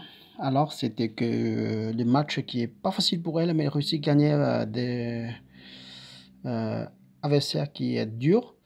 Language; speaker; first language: French; non-native, learner; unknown